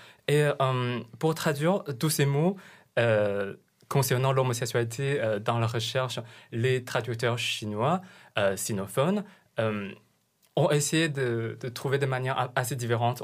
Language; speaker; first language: French; non-native, fluent; Chinese